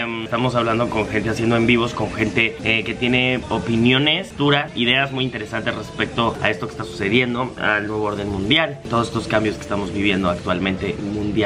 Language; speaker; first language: Spanish; native; Spanish